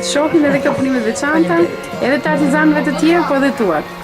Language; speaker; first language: Albanian; native; Albanian